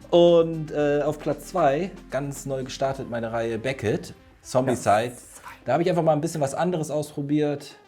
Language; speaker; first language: German; native; German